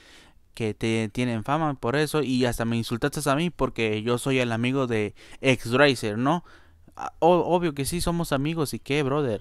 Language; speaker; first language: Spanish; native; Spanish